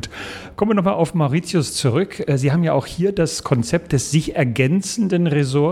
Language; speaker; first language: German; native; German